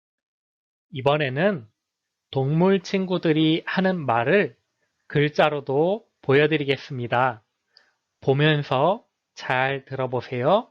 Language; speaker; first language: Korean; native; Korean